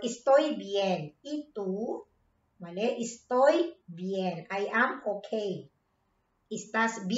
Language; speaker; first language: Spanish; non-native, fluent; Filipino